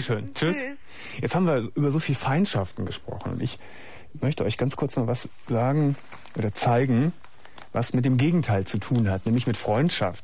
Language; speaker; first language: German; native; German